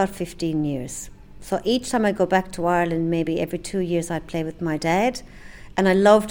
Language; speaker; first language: English; native; English